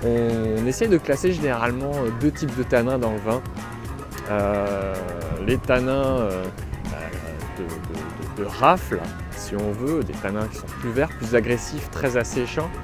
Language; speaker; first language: French; native; French